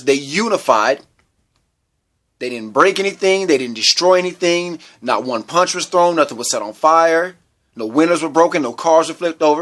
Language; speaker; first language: English; native; English